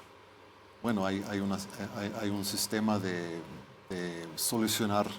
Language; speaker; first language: Spanish; non-native, fluent; Swedish